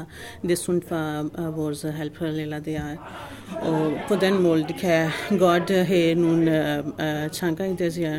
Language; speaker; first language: Danish; non-native, fluent; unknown